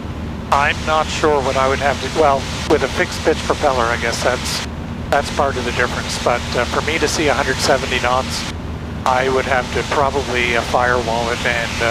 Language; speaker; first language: English; native; English